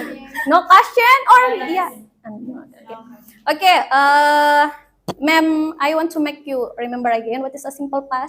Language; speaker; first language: English; non-native, fluent; Indonesian